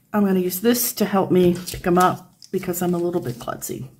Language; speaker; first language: English; native; English